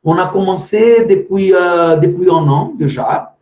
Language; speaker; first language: French; non-native, fluent; Portuguese